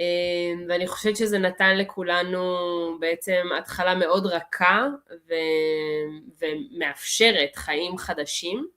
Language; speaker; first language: Hebrew; early bilingual, other home language; Russian